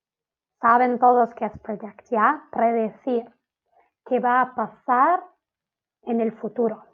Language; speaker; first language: Spanish; non-native, fluent; Italian